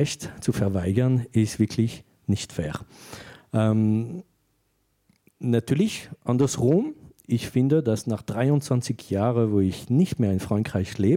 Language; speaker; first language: German; non-native, fluent; French